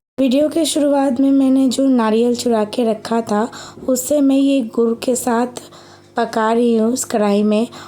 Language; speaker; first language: Hindi; non-native, local second language; Bangla